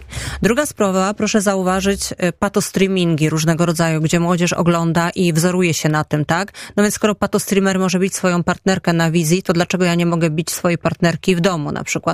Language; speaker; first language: Polish; native; Polish